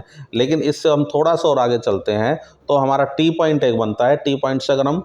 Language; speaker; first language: Hindi; native; Hindi